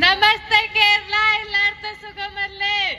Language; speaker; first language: Malayalam; non-native, learner; Hindi